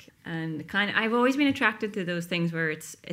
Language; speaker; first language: English; native; English